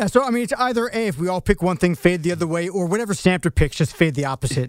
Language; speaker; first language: English; native; English